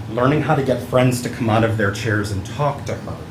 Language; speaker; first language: English; early bilingual, other home language; Italian